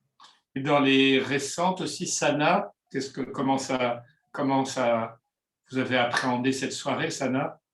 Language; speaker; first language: French; native; French